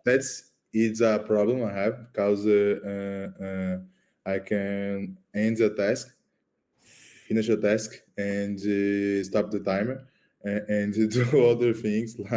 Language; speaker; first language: English; non-native, learner; Portuguese